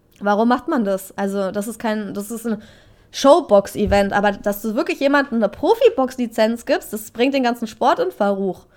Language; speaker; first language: German; native; German